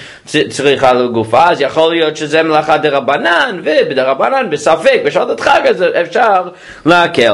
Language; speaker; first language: Hebrew; non-native, fluent; English